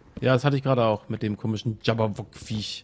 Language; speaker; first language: German; native; German